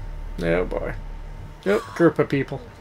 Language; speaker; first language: English; native; English